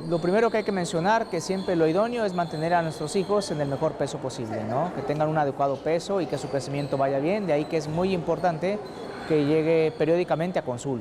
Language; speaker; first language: Spanish; native; Spanish